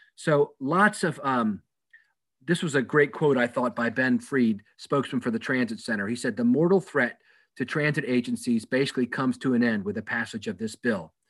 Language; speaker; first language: English; native; English